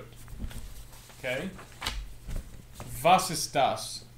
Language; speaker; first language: German; non-native, learner; English